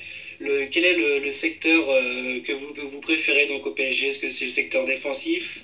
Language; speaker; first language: French; native; French